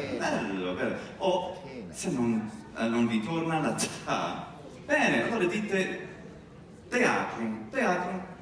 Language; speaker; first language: Italian; non-native, fluent; English